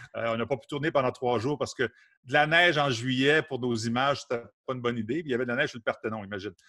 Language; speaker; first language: French; native; French